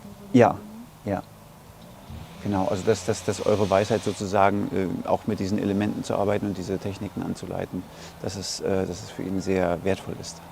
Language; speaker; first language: German; native; German